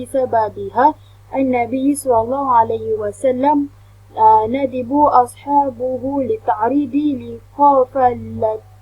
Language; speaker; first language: Arabic; non-native, learner; Malay